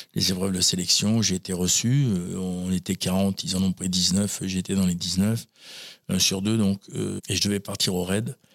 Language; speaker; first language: French; native; French